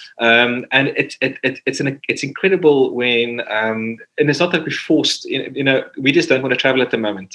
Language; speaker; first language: English; non-native, local second language; Afrikaans